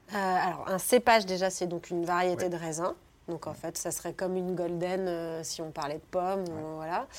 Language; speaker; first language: French; native; French